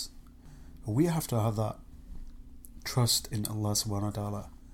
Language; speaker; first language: English; native; English